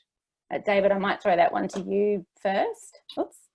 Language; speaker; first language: English; native; English